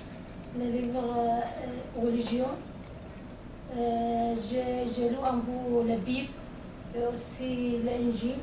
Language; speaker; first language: French; non-native, learner; Arabic